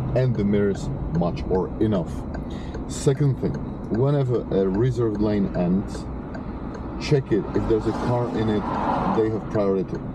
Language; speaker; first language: English; non-native, fluent; Czech